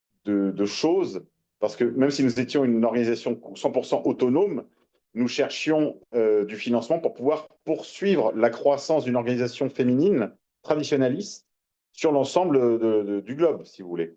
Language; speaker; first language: French; native; French